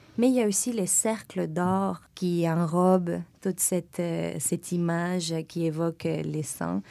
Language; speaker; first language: French; non-native, fluent; Spanish